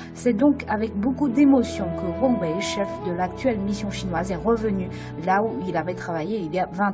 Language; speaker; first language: French; non-native, fluent; Chinese